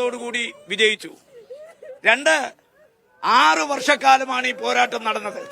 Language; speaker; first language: Malayalam; native; Malayalam